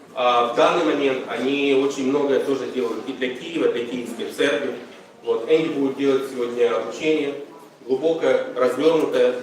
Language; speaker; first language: Russian; native; Russian